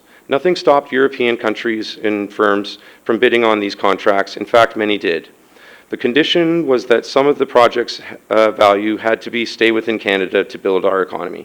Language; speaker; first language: English; native; English